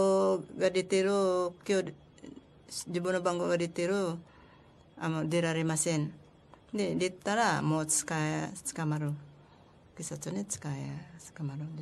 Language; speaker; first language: Japanese; non-native, learner; Filipino